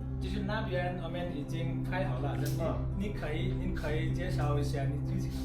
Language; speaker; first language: Chinese; non-native, fluent; Bangla